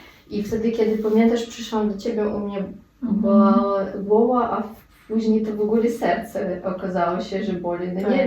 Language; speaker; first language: Polish; non-native, fluent; Russian